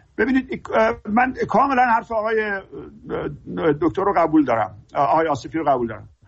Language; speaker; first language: Persian; native; Persian